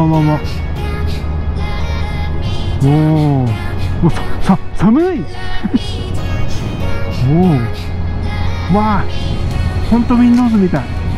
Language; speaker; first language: Japanese; native; Japanese